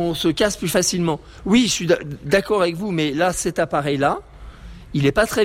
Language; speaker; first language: French; native; French